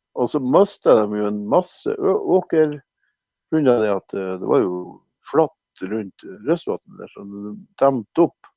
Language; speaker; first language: Norwegian; native; Norwegian